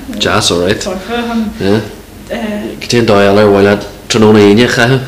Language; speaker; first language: Irish; non-native, local second language; English